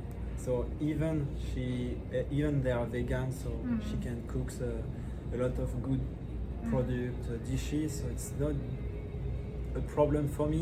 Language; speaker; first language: English; non-native, learner; French